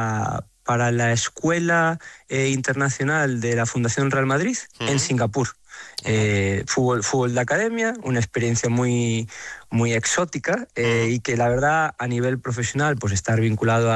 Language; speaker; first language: Spanish; native; Spanish